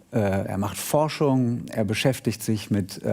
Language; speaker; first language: German; native; German